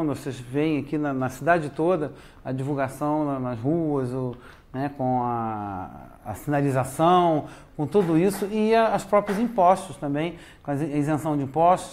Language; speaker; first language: Portuguese; native; Portuguese